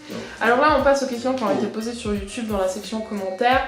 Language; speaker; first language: French; early bilingual, other home language; English